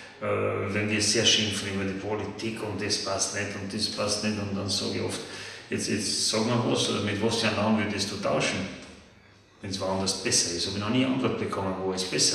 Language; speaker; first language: German; non-native, fluent; Slovenian